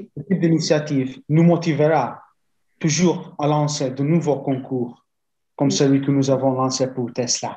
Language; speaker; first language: French; non-native, fluent; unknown